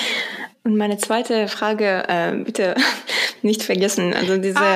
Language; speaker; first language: German; non-native, fluent; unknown